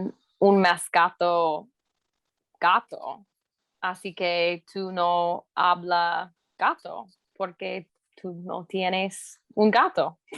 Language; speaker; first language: Spanish; non-native, learner; English